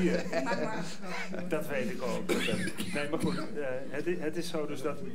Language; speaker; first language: Dutch; native; Dutch